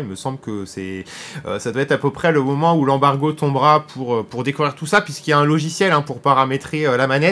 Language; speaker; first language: French; native; French